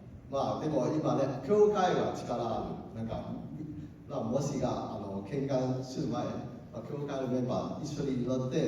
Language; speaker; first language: Japanese; non-native, learner; Cantonese